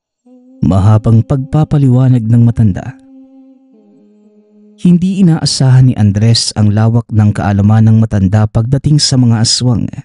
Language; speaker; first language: Filipino; native; Filipino